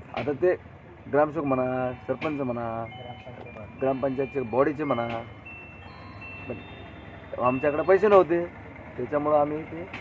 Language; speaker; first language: Marathi; non-native, local second language; Lambadi